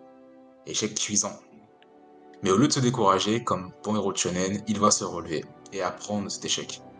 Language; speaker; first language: French; native; French